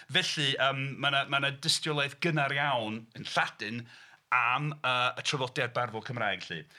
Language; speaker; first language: Welsh; non-native, fluent; English